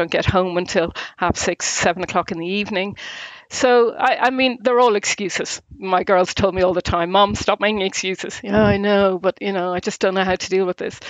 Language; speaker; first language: English; native; English